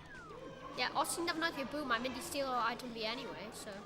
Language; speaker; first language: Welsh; non-native, local second language; English